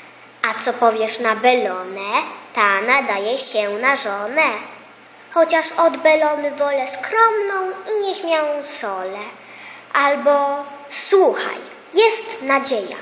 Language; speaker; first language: Polish; native; Polish